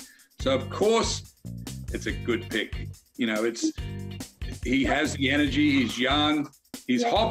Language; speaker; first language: English; native; English